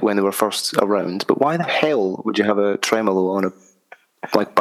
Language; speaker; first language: English; native; English